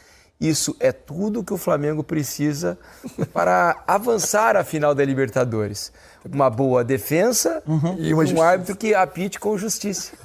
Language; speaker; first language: Portuguese; native; Portuguese